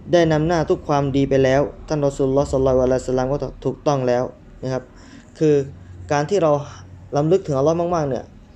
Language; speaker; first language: Thai; non-native, local second language; Malay